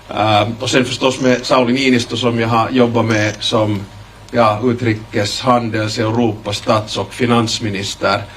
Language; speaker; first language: Swedish; native; Swedish